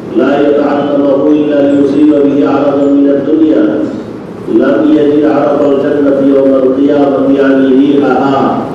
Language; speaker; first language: Arabic; non-native, fluent; Bangla